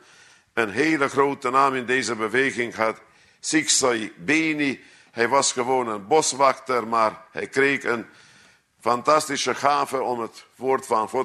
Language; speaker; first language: Dutch; non-native, fluent; Hungarian